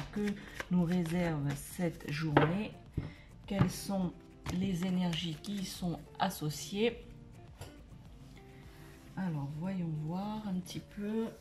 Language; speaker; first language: French; native; French